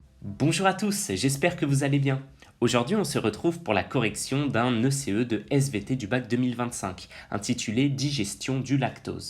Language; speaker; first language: French; native; French